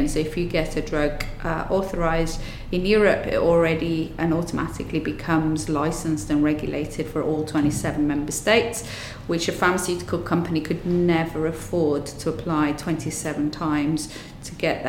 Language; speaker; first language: English; native; English